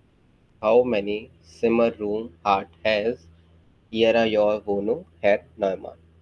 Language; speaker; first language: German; non-native, fluent; Hindi